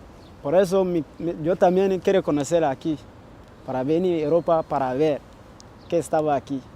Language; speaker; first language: Spanish; non-native, learner; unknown